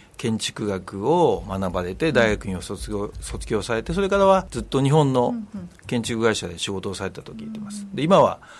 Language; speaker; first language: Japanese; native; Japanese